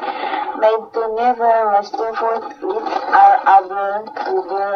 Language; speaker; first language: English; non-native, learner; Indonesian